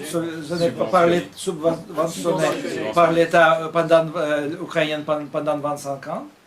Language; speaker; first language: French; non-native, fluent; Russian